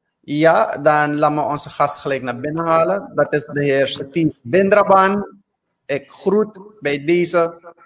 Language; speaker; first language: Dutch; native; Dutch